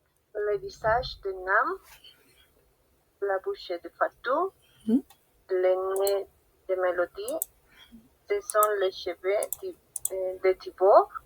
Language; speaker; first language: French; non-native, learner; Spanish